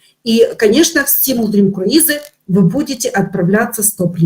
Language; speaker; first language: Russian; native; Russian